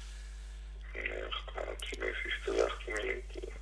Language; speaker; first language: German; native; German